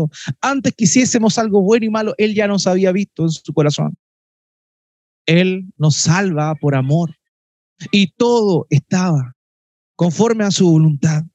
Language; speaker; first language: Spanish; native; Spanish